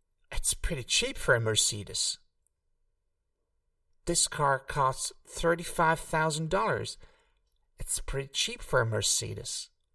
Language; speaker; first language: English; non-native, fluent; Hungarian